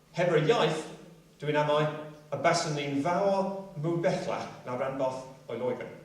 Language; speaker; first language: Welsh; non-native, local second language; English